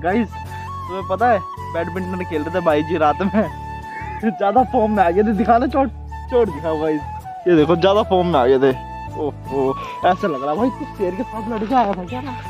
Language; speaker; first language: Hindi; native; Hindi